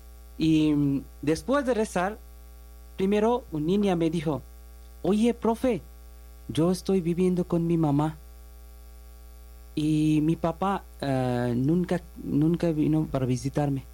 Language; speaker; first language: Spanish; non-native, learner; Bangla